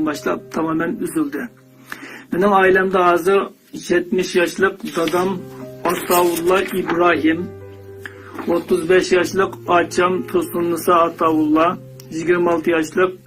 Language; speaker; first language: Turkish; non-native, learner; Uyghur